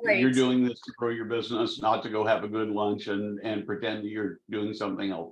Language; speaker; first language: English; native; English